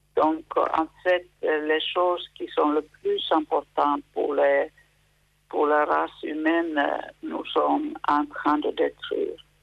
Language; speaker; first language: French; non-native, fluent; Finnish